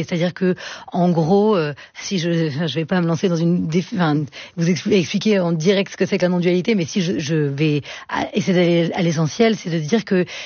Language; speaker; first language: French; native; French